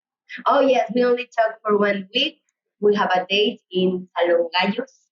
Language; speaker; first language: English; non-native, learner; Spanish